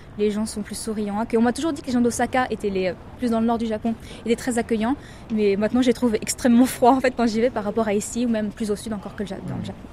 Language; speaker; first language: French; native; French